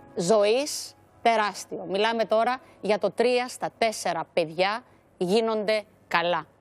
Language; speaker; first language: Greek; native; Greek